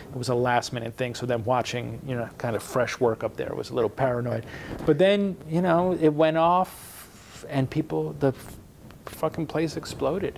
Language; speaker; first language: English; native; English